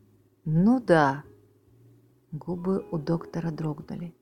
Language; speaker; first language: Russian; native; Russian